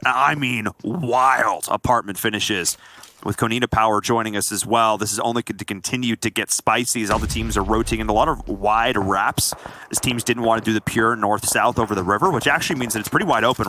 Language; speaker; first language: English; native; English